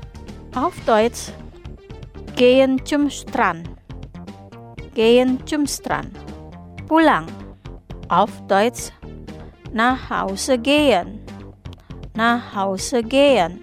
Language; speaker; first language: German; non-native, fluent; Indonesian